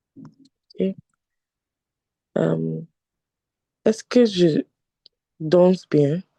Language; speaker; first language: French; non-native, learner; English